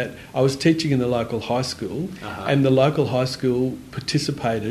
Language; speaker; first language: English; native; English